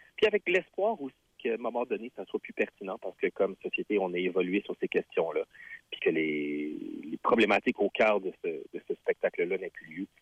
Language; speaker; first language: French; native; French